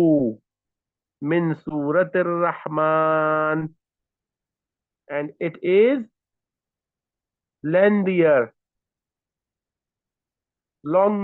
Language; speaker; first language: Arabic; non-native, fluent; Hindi